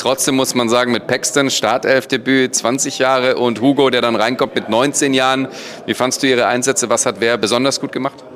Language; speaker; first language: German; native; German